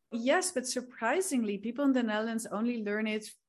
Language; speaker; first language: English; non-native, fluent; Dutch